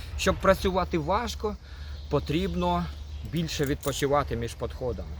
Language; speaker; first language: Ukrainian; non-native, local second language; Russian